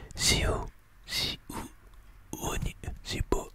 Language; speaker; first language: Japanese; native; Japanese